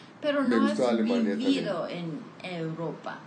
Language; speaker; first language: Spanish; non-native, fluent; English